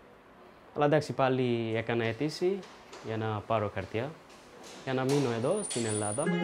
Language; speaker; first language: Greek; non-native, learner; Bangla